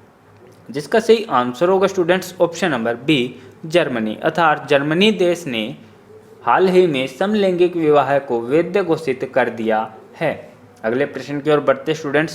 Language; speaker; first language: Hindi; native; Hindi